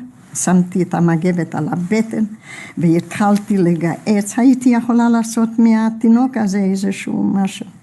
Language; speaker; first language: Hebrew; non-native, fluent; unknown